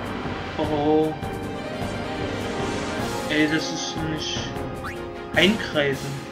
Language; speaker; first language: German; native; German